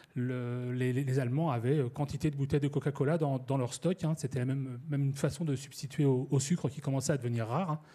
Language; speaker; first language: French; native; French